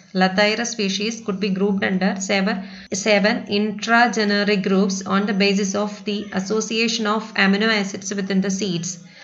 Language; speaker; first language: English; non-native, local second language; Malayalam